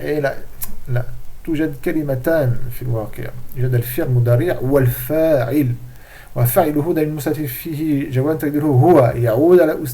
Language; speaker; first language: Arabic; non-native, fluent; French